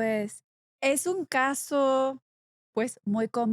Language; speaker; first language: Spanish; non-native, learner; English